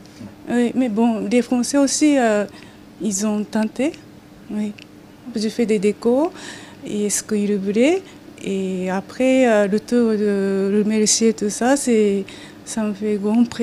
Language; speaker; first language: French; non-native, learner; Japanese